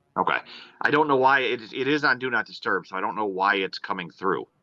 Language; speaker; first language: English; native; English